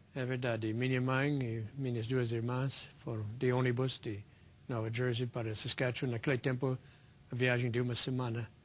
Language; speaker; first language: Portuguese; non-native, fluent; English